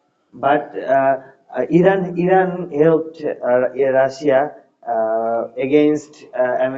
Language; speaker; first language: English; non-native, learner; Bangla